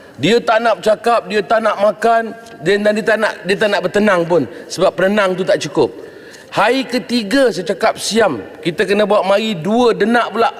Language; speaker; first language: Malay; native; Malay